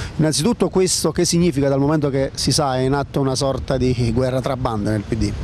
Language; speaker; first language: Italian; native; Italian